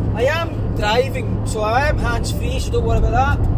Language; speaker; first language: English; native; English